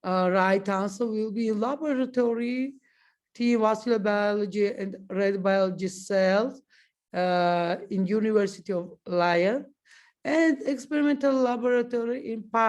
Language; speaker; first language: English; non-native, learner; Georgian